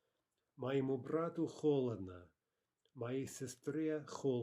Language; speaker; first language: Russian; non-native, fluent; English